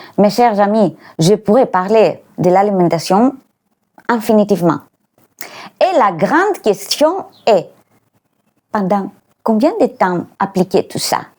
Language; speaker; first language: French; non-native, fluent; Greek